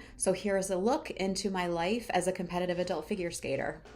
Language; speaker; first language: English; native; English